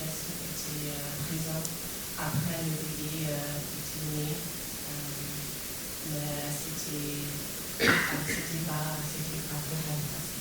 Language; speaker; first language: French; non-native, fluent; English